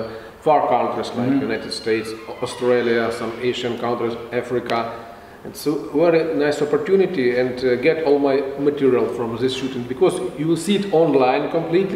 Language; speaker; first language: English; non-native, fluent; Russian